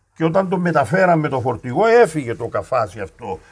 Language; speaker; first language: Greek; native; Greek